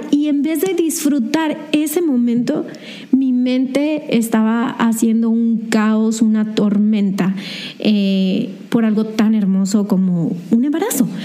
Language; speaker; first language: Spanish; native; Spanish